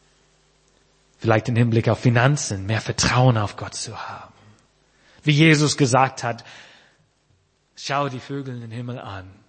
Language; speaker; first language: German; non-native, fluent; English